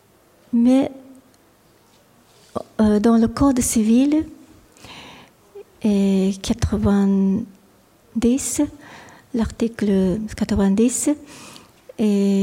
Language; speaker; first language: French; non-native, fluent; Japanese